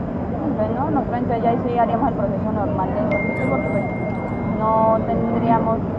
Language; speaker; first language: Spanish; native; Spanish